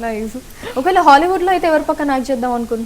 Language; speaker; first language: Telugu; native; Telugu